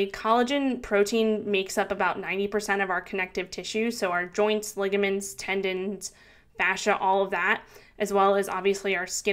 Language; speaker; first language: English; native; English